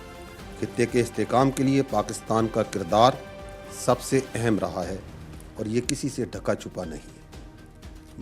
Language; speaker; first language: Urdu; native; Urdu